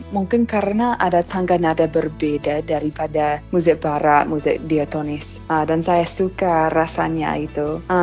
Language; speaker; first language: Indonesian; non-native, fluent; English